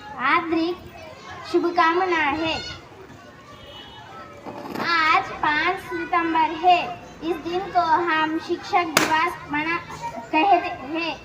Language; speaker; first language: Hindi; non-native, local second language; Telugu